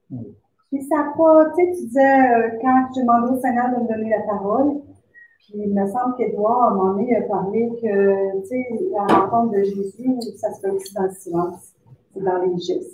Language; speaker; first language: French; native; French